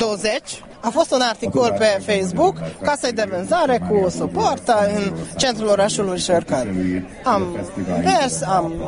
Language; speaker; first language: Romanian; non-native, fluent; Hungarian